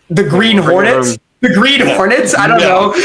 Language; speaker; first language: English; native; English